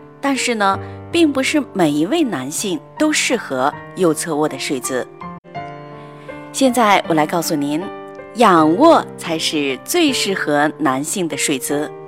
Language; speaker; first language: Chinese; native; Chinese